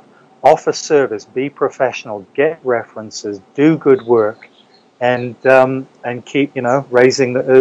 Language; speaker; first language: English; native; English